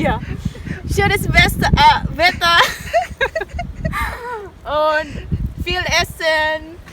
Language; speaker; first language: German; non-native, learner; Filipino